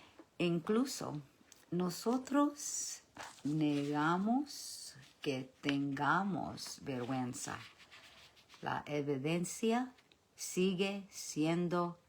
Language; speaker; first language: Spanish; early bilingual, heritage; Spanish